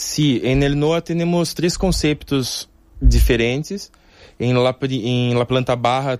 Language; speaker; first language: Spanish; non-native, fluent; Portuguese